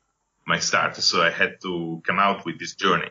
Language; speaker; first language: English; non-native, fluent; Italian